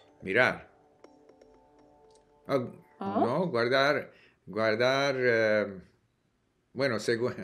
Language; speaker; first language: Spanish; non-native, fluent; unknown